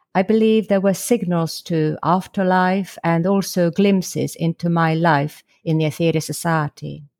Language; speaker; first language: English; non-native, fluent; Slovak